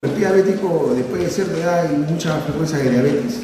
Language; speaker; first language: Spanish; native; Spanish